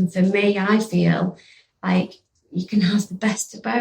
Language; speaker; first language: English; native; English